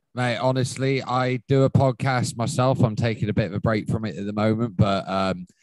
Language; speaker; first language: English; native; English